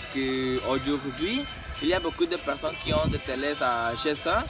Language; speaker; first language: French; non-native, learner; Spanish